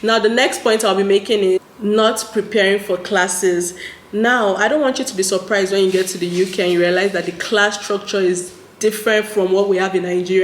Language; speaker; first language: English; non-native, local second language; Yoruba